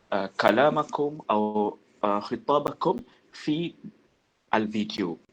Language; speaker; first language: Arabic; non-native, fluent; Malay